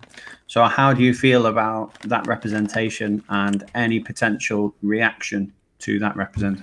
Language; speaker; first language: English; native; English